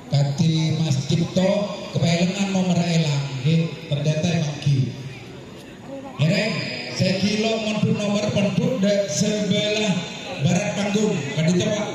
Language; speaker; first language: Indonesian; non-native, local second language; Madurese